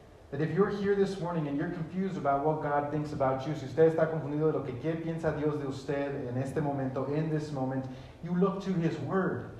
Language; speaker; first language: English; early bilingual, other home language; Spanish